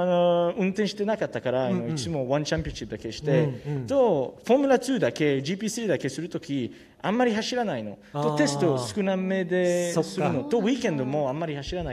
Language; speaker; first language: Japanese; non-native, learner; French